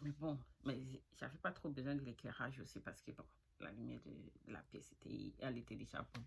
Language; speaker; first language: French; non-native, local second language; Fula